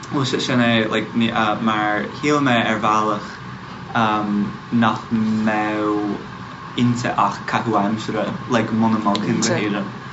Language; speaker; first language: Irish; non-native, fluent; English